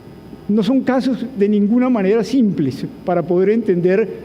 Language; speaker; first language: Spanish; native; Spanish